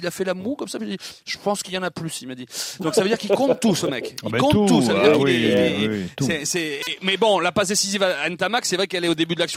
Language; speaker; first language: French; native; French